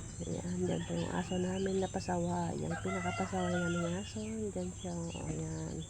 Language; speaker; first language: Filipino; non-native, local second language; Iloko